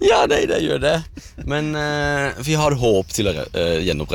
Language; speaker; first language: Norwegian; non-native, fluent; Dutch